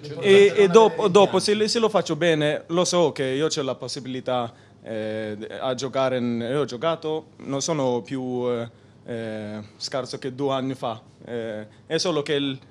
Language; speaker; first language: Italian; non-native, learner; Spanish